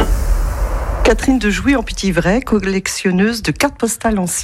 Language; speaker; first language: French; native; French